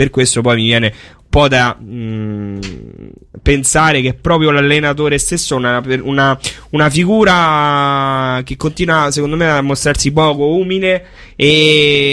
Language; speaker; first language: Italian; native; Italian